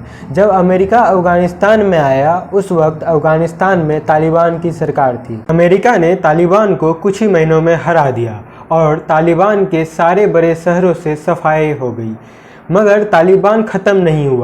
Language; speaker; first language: Hindi; native; Hindi